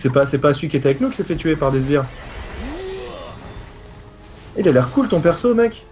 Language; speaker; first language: French; native; French